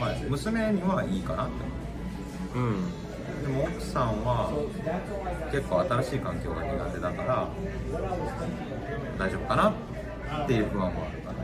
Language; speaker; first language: Japanese; native; Japanese